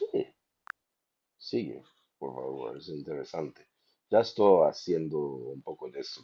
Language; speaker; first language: Spanish; non-native, fluent; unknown